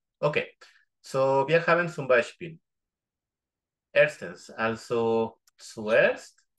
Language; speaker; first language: German; non-native, fluent; Spanish